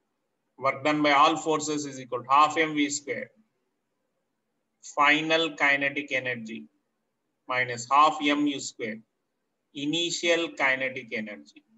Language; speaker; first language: English; non-native, local second language; Telugu